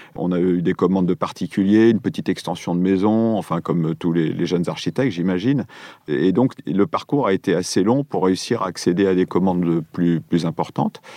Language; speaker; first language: French; native; French